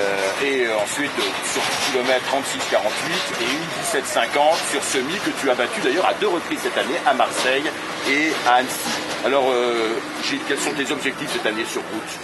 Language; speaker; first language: French; native; French